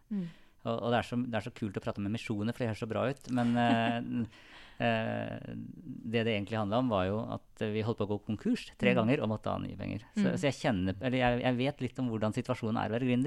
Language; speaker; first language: Norwegian; native; Norwegian